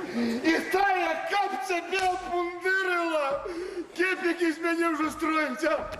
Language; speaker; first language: Belarusian; native; Belarusian